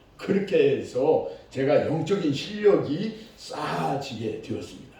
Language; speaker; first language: Korean; native; Korean